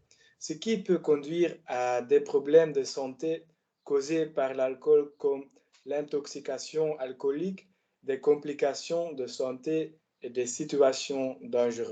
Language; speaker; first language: French; non-native, learner; Dutch